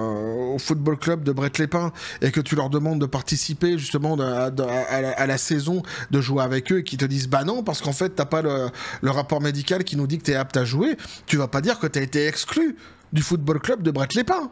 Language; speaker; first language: French; native; French